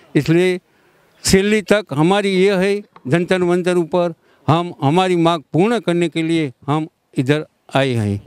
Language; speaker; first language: Hindi; non-native, local second language; Gujarati